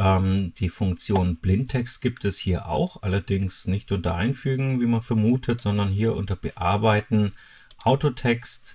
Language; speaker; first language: German; native; German